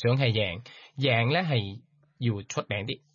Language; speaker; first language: Cantonese; non-native, learner; Thai